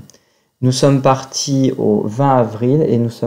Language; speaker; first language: French; native; French